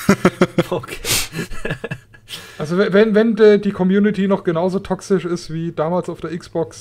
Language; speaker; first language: German; native; German